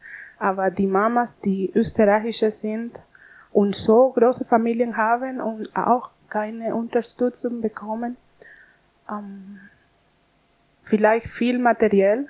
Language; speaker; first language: German; non-native, learner; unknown